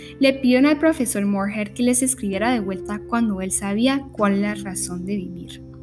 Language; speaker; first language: Spanish; early bilingual, heritage; Spanish